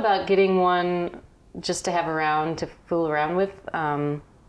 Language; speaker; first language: English; native; English